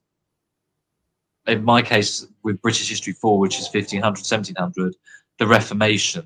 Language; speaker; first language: English; native; English